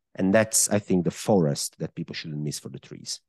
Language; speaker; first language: English; non-native, fluent; Italian